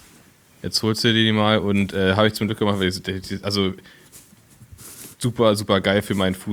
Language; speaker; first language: German; native; German